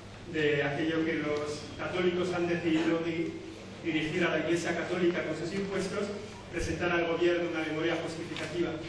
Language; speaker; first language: Spanish; native; Spanish